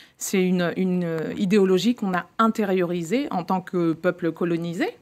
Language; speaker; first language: French; native; French